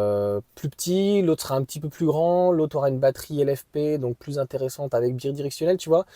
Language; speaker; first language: French; native; French